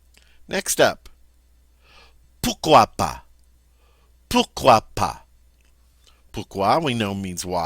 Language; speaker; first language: French; non-native, fluent; English